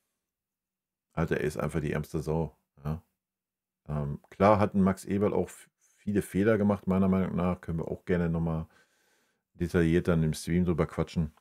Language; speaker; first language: German; native; German